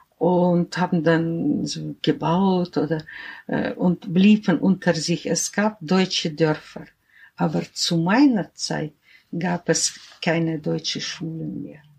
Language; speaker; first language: German; early bilingual, heritage; German